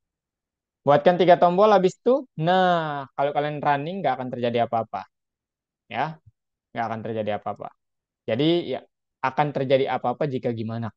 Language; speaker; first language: Indonesian; native; Indonesian